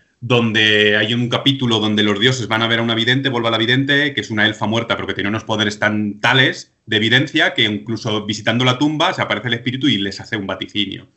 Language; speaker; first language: Spanish; native; Spanish